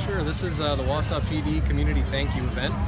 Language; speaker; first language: English; native; English